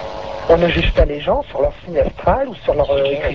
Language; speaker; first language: French; native; French